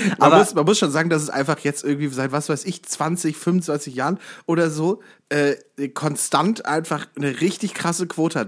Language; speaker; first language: German; native; German